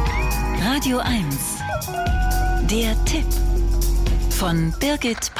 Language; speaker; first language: German; native; German